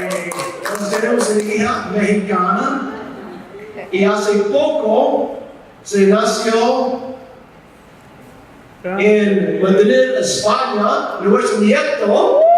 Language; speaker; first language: Spanish; non-native, fluent; English